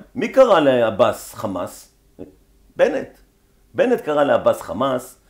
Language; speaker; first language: Hebrew; native; Hebrew